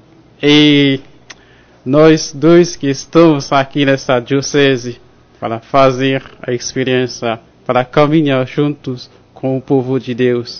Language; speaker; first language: Portuguese; non-native, fluent; Haitian Creole